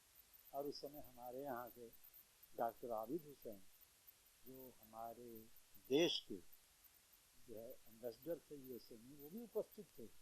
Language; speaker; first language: Hindi; native; Hindi